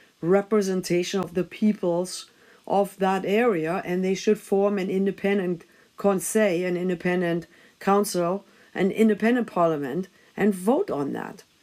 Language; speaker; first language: English; non-native, fluent; German